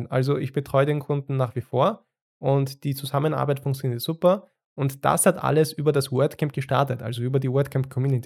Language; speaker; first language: German; native; German